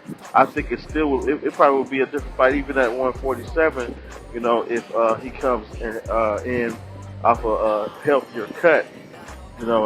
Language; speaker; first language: English; native; English